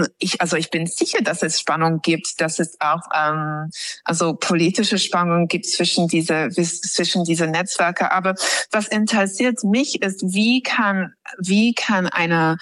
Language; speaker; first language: German; non-native, fluent; English